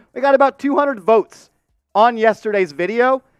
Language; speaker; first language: English; native; English